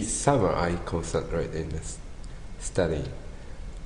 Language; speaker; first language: English; non-native, fluent; Japanese